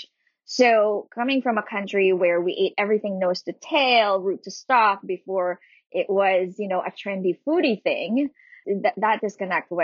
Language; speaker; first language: English; non-native, local second language; Filipino